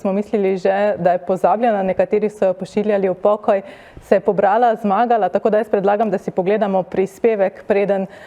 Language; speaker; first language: Slovenian; native; Slovenian